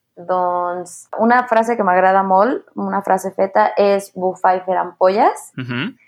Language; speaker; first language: Catalan; non-native, fluent; Spanish